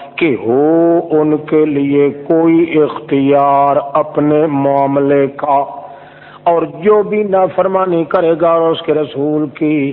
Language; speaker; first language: Urdu; non-native, local second language; Saraiki